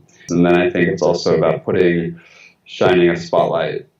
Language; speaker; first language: English; early bilingual, other home language; Spanish